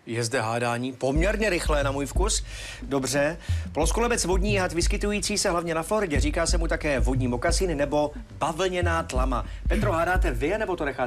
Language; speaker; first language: Czech; native; Czech